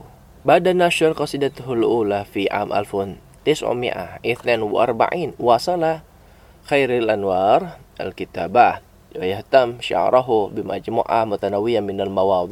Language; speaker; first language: Arabic; non-native, fluent; Indonesian